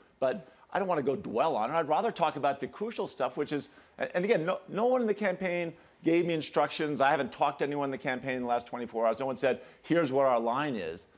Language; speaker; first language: English; native; English